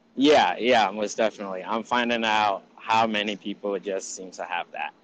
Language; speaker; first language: English; early bilingual, other home language; Akan